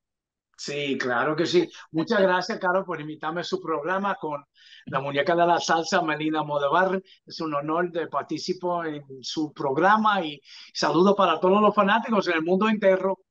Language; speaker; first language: Spanish; early bilingual, heritage; English